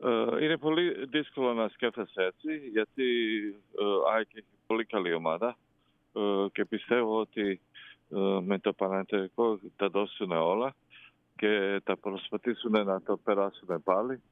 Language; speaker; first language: Greek; non-native, fluent; Croatian